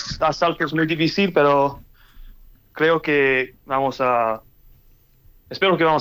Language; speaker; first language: Spanish; early bilingual, heritage; English